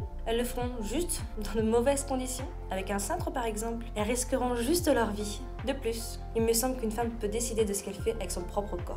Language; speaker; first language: French; native; French